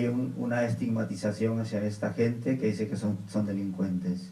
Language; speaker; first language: Spanish; native; Spanish